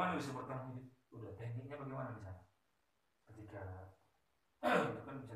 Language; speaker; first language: Indonesian; native; Indonesian